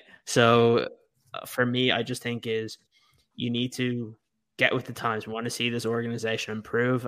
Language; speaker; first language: English; native; English